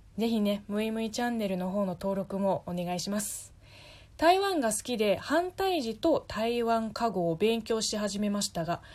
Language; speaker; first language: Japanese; non-native, fluent; Chinese